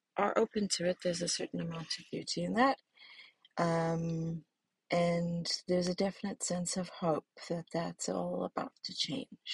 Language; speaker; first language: English; native; English